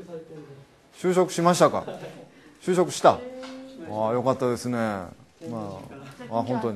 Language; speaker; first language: Japanese; native; Japanese